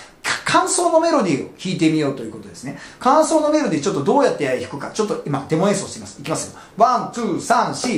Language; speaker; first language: Japanese; native; Japanese